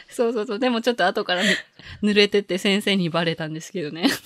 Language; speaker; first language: Japanese; native; Japanese